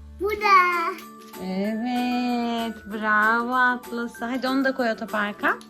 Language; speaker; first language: Turkish; native; Turkish